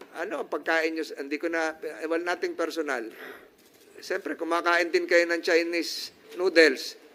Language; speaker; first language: Filipino; native; Filipino